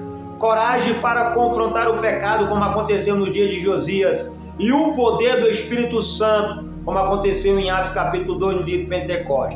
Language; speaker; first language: Portuguese; native; Portuguese